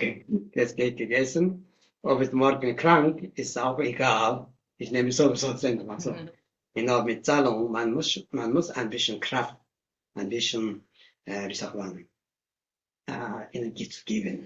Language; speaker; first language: German; non-native, learner; Tibetan